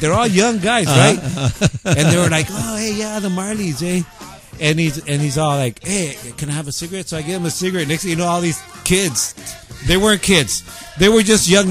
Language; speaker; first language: English; early bilingual, other home language; Spanish